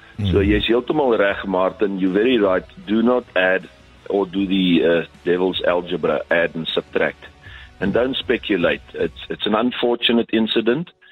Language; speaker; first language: English; non-native, local second language; Afrikaans